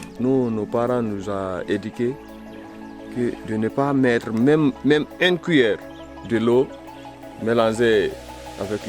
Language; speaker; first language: French; non-native, local second language; Fula